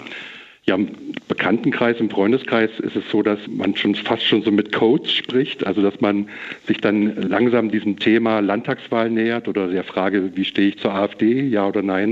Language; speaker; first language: German; native; German